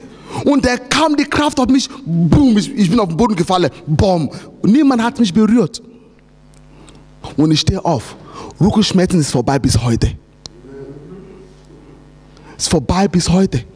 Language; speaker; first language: German; non-native, fluent; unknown